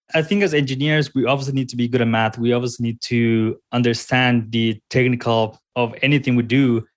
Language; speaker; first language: English; non-native, fluent; Spanish